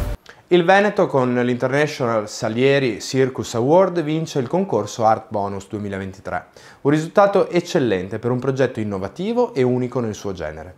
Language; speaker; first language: Italian; native; Italian